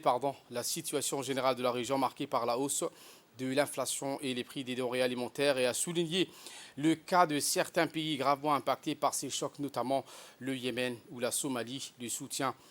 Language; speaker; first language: French; native; French